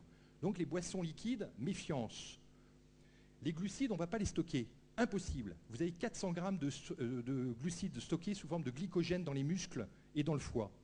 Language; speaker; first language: French; native; French